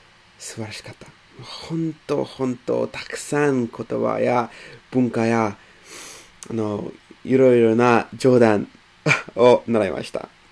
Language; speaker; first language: Japanese; non-native, fluent; English